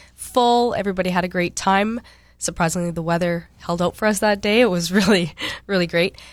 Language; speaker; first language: English; native; English